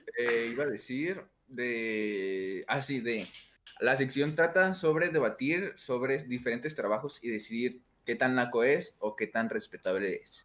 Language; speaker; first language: Spanish; native; Spanish